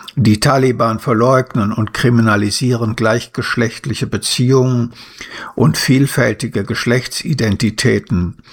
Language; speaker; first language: German; native; German